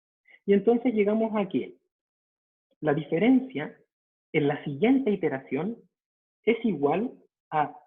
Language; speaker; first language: Spanish; native; Spanish